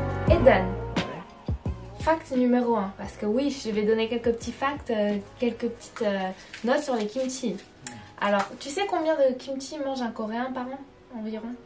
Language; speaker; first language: French; native; French